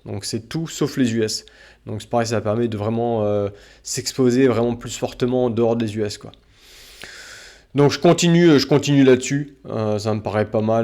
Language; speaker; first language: French; native; French